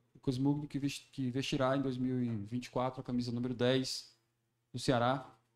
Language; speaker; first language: Portuguese; native; Portuguese